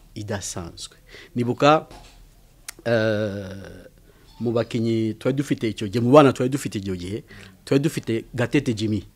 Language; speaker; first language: Kinyarwanda; early bilingual, heritage; Kinyarwanda